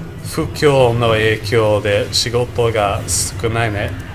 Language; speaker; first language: Japanese; non-native, learner; English